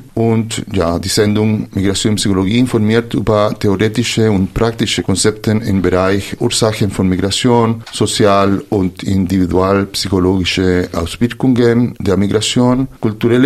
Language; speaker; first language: German; non-native, fluent; Spanish